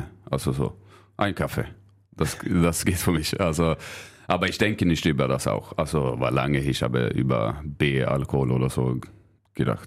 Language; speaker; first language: German; non-native, learner; Swedish